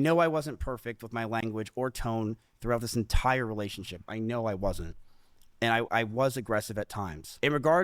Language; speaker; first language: English; native; English